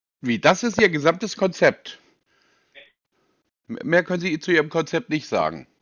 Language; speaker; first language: German; native; German